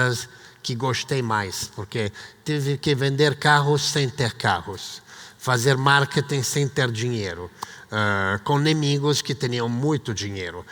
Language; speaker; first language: Portuguese; non-native, fluent; Italian